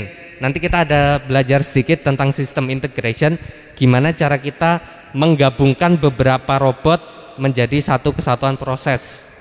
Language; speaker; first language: Indonesian; native; Indonesian